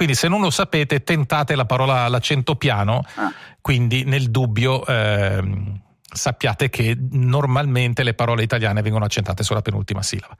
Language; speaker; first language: Italian; native; Italian